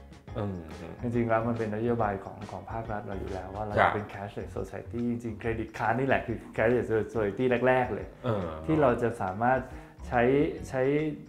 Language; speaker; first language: Thai; native; Thai